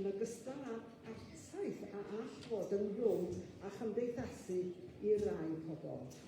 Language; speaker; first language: Welsh; native; Welsh